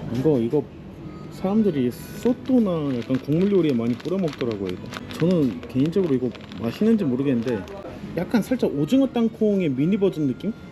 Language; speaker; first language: Korean; native; Korean